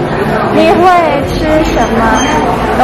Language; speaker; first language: Chinese; non-native, learner; Japanese